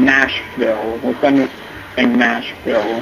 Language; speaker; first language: English; native; English